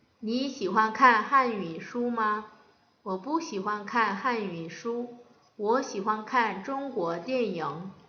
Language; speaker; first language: Chinese; non-native, fluent; Korean